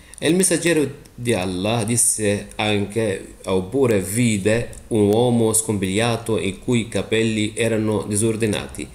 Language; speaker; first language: Italian; non-native, fluent; Arabic